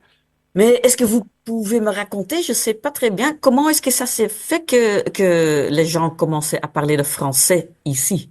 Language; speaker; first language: French; non-native, local second language; Dutch